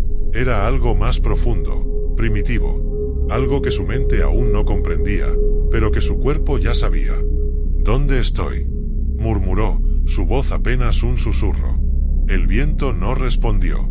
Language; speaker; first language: Spanish; native; Spanish